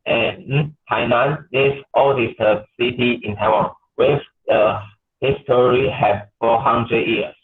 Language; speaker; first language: English; non-native, learner; Chinese